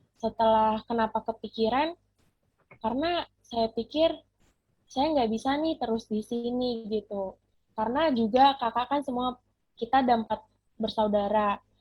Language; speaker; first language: Indonesian; non-native, local second language; Batak Toba